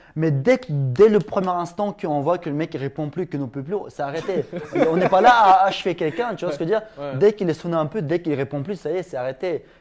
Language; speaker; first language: French; non-native, fluent; Ingush